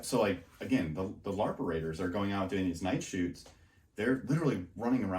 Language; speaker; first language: English; native; English